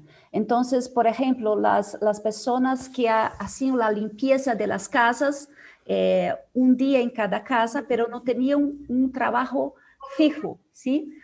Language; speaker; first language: Spanish; non-native, fluent; Portuguese